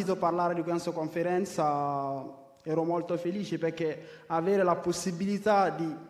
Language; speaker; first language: Italian; non-native, fluent; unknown